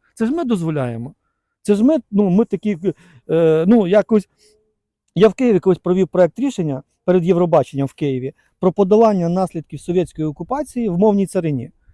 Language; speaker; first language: Ukrainian; native; Ukrainian